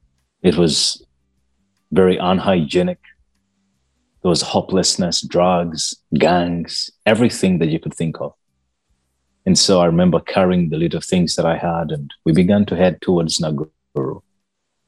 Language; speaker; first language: English; non-native, local second language; Ganda